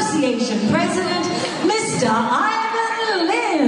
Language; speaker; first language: English; native; English